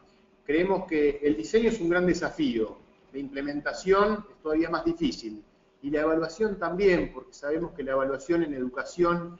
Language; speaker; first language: Spanish; native; Spanish